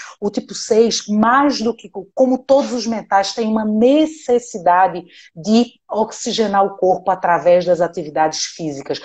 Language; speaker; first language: Portuguese; native; Portuguese